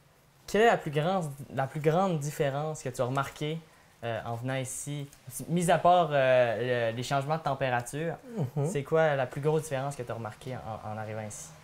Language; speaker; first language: French; native; French